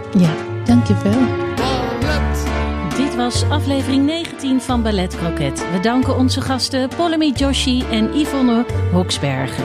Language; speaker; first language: Dutch; native; Dutch